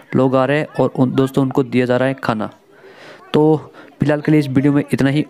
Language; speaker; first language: Hindi; native; Hindi